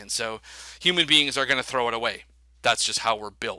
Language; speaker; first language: English; native; English